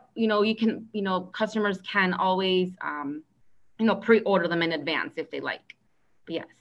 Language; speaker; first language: English; native; English